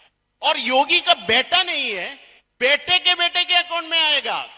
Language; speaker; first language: Hindi; non-native, fluent; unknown